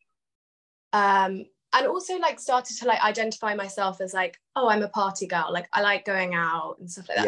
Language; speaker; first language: English; native; English